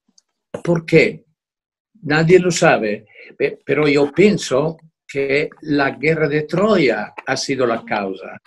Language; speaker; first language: Spanish; non-native, fluent; Italian